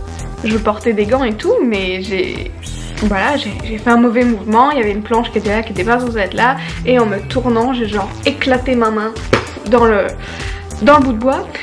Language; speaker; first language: French; native; French